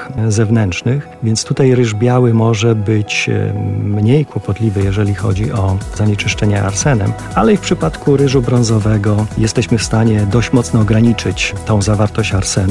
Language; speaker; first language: Polish; native; Polish